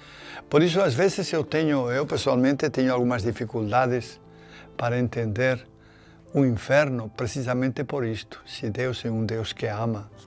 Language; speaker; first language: Portuguese; non-native, fluent; Spanish